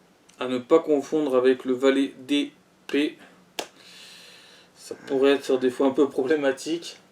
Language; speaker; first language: French; native; French